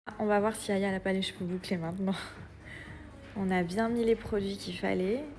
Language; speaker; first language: French; native; French